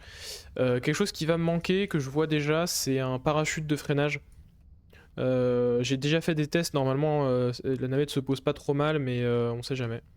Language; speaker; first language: French; native; French